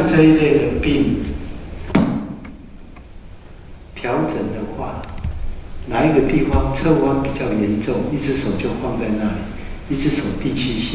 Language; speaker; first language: Chinese; native; Chinese